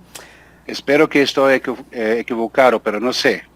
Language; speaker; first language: Spanish; non-native, fluent; German